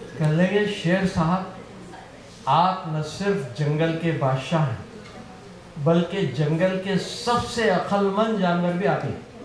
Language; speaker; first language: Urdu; native; Urdu